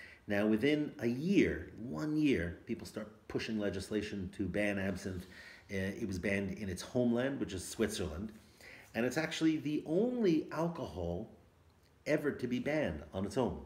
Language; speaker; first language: English; native; English